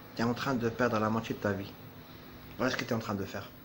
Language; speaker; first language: French; non-native, local second language; Arabic